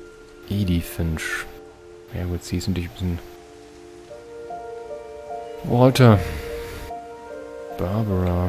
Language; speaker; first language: German; native; German